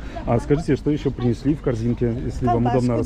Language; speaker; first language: Russian; non-native, fluent; Polish